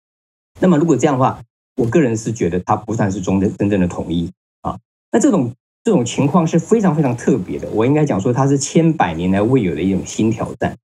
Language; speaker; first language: Chinese; native; Chinese